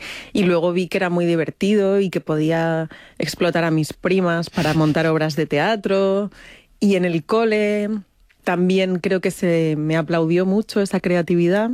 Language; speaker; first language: Spanish; native; Spanish